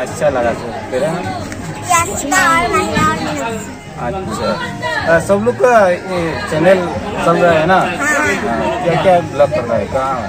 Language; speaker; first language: Hindi; non-native, local second language; Assamese